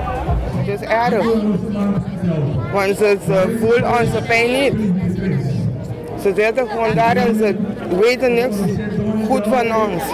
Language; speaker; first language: Dutch; non-native, local second language; Papiamento